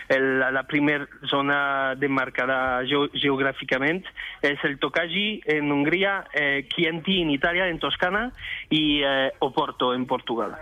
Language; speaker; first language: Catalan; non-native, fluent; French